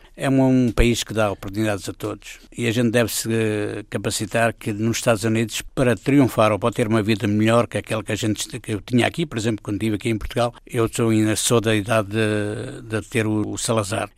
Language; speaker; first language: Portuguese; native; Portuguese